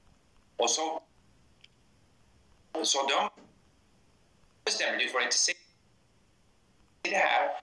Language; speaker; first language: Swedish; non-native, fluent; English